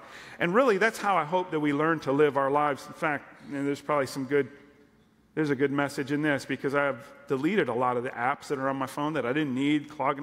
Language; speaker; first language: English; native; English